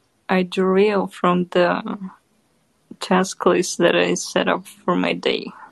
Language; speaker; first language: English; non-native, fluent; Russian